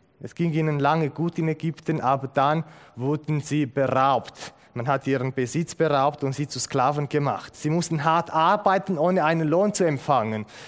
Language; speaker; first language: German; non-native, fluent; Romanian